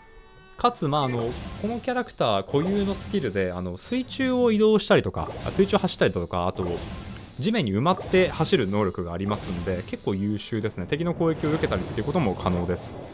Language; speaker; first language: Japanese; native; Japanese